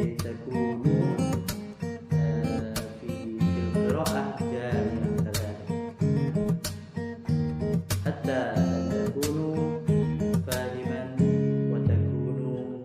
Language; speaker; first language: Arabic; non-native, fluent; Indonesian